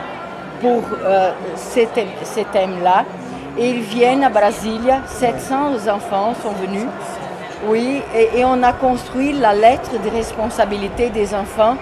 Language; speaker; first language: French; non-native, fluent; Portuguese